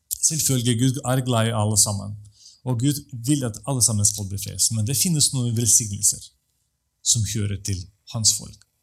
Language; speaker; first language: Norwegian; non-native, fluent; Russian